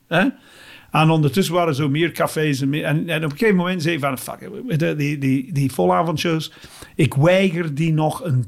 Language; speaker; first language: Dutch; non-native, fluent; English